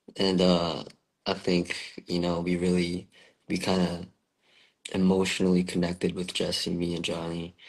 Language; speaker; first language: English; early bilingual, other home language; Korean